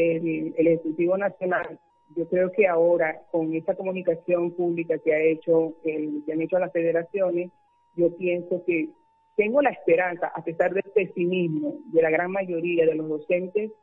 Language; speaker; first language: Spanish; native; Spanish